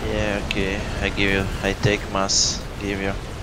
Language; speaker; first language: English; non-native, learner; Russian